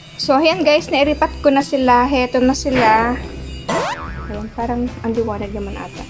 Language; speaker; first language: Filipino; non-native, local second language; Iloko